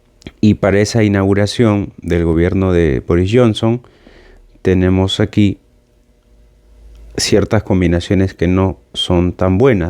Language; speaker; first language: Spanish; native; Spanish